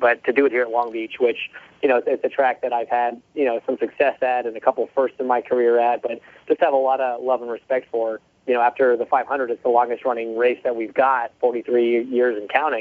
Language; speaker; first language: English; native; English